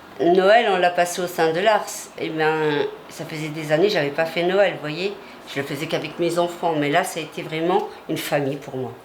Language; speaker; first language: French; native; French